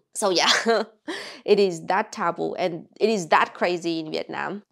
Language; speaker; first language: English; non-native, fluent; Vietnamese